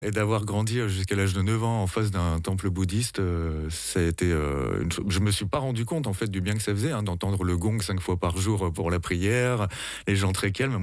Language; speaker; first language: French; native; French